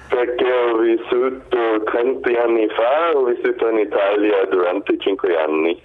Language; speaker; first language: Italian; non-native, fluent; Swedish